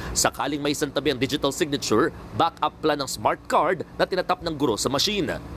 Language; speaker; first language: Filipino; native; Filipino